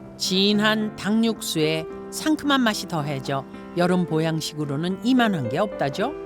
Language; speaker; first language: Korean; native; Korean